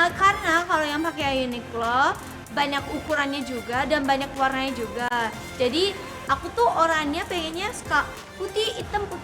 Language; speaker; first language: Indonesian; non-native, fluent; Japanese